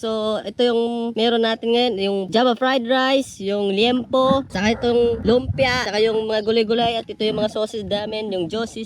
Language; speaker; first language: Filipino; non-native, local second language; Cebuano